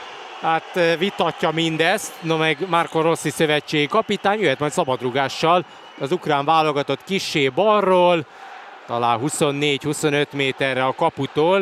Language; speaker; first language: Hungarian; native; Hungarian